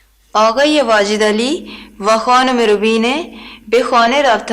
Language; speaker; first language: Persian; non-native, learner; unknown